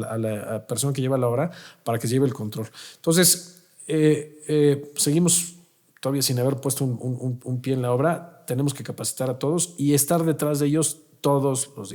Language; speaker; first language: Spanish; native; Spanish